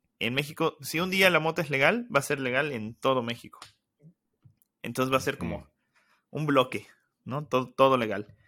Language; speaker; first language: Spanish; native; Spanish